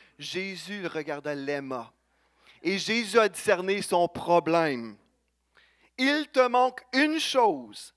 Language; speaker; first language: French; native; French